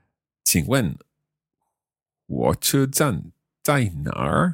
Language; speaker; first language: Chinese; non-native, learner; English